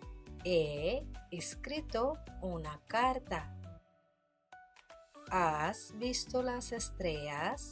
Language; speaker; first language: Spanish; non-native, fluent; Bangla